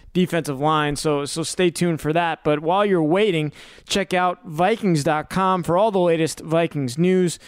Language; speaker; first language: English; native; English